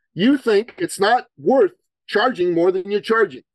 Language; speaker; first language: English; early bilingual, other home language; Persian